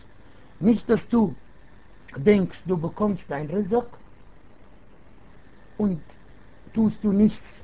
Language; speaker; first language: German; non-native, fluent; Arabic